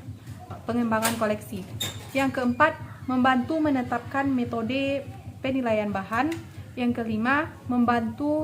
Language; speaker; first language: Indonesian; native; Indonesian